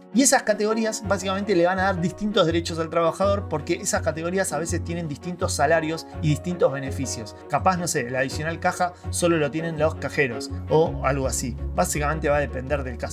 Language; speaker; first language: Spanish; native; Spanish